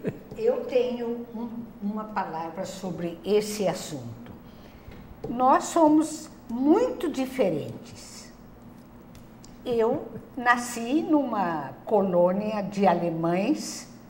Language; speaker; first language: Portuguese; non-native, local second language; German